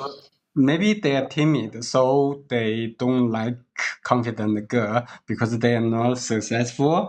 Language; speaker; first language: English; non-native, learner; Chinese